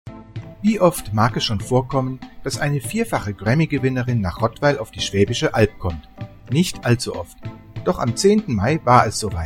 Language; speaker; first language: German; native; German